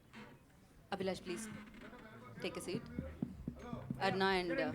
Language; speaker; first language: Telugu; native; Telugu